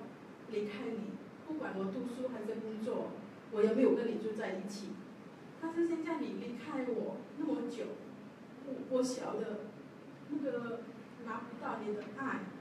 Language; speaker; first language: Chinese; non-native, learner; Javanese